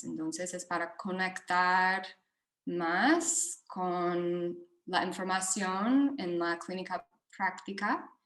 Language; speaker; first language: Spanish; non-native, fluent; English